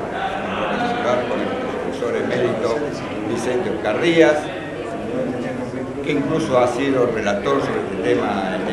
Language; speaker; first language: Spanish; native; Spanish